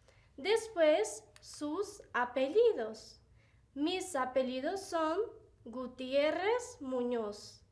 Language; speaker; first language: Spanish; non-native, fluent; Portuguese